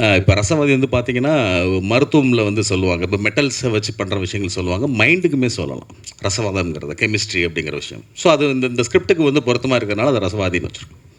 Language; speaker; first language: Tamil; native; Tamil